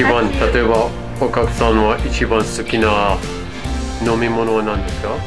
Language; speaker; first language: Japanese; non-native, fluent; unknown